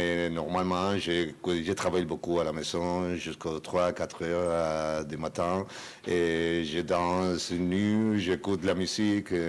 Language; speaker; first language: French; non-native, learner; Spanish